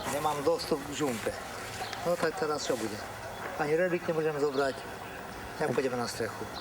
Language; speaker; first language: Slovak; non-native, local second language; Hungarian